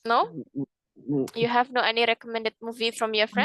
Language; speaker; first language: English; non-native, fluent; Indonesian